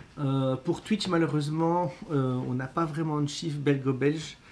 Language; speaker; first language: French; native; French